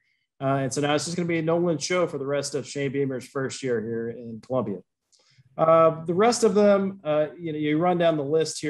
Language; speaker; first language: English; native; English